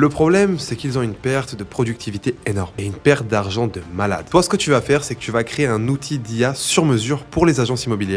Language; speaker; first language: French; native; French